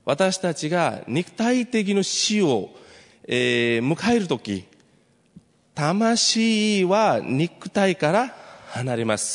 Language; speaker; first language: Japanese; non-native, fluent; Nepali